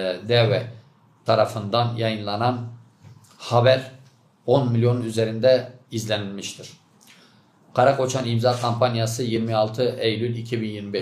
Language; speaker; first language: Turkish; native; Turkish